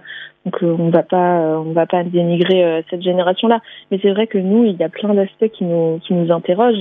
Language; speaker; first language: French; native; French